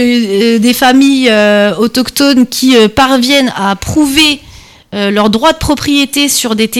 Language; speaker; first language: French; native; French